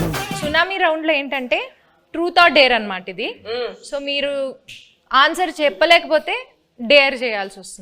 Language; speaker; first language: Telugu; native; Telugu